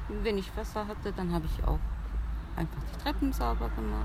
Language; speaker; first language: German; early bilingual, other home language; Turkish